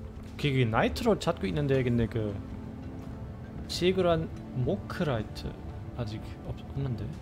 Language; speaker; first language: Korean; non-native, learner; German